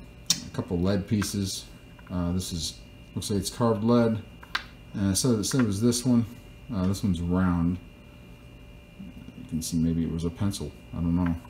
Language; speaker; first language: English; native; English